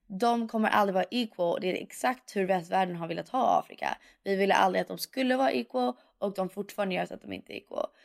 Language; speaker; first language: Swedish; early bilingual, heritage; Swedish